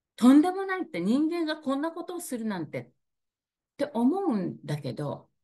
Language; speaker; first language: Japanese; native; Japanese